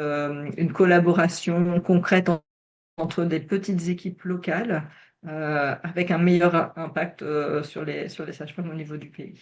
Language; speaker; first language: French; native; French